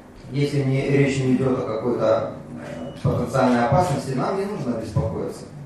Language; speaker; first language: Russian; native; Russian